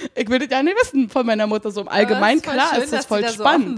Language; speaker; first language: German; native; German